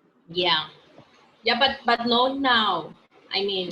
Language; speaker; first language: English; non-native, learner; Spanish